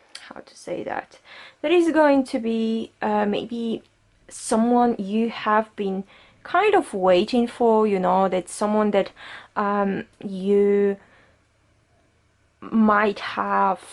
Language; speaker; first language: English; non-native, fluent; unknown